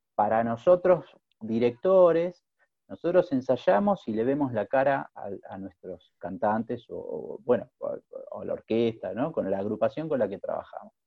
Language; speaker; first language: Spanish; native; Spanish